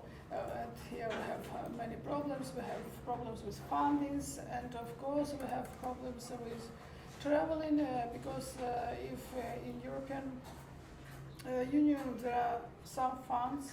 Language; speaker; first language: English; non-native, learner; Armenian